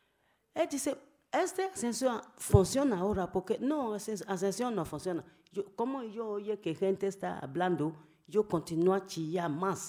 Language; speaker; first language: Spanish; non-native, learner; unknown